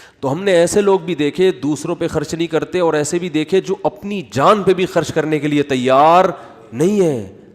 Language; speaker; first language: Urdu; native; Urdu